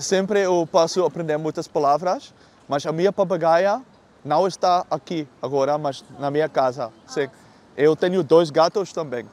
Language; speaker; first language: Portuguese; non-native, learner; Dutch